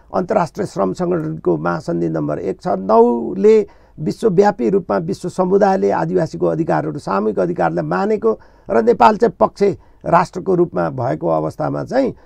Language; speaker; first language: Nepali; non-native, local second language; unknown